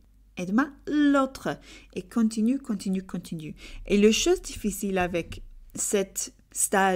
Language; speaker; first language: French; non-native, learner; English